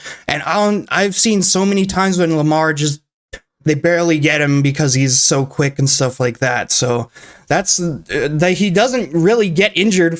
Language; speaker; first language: English; native; English